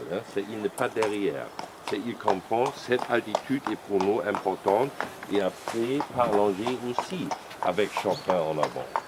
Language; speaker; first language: French; non-native, learner; German